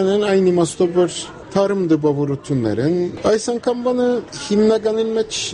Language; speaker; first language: Armenian; native; Armenian